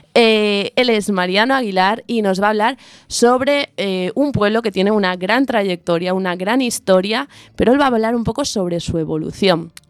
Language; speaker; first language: Spanish; native; Spanish